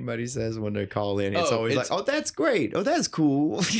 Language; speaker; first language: English; native; English